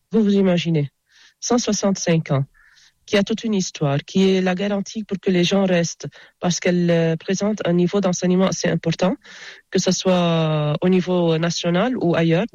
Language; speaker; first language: French; non-native, local second language; Arabic